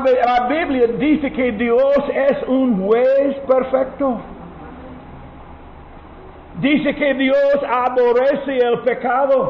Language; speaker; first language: Spanish; non-native, learner; English